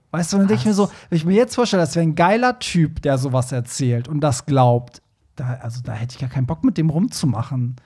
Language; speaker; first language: German; early bilingual, other home language; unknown